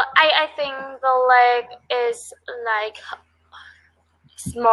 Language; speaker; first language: English; non-native, learner; Vietnamese